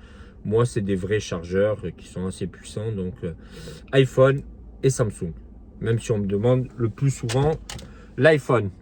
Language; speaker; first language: French; native; French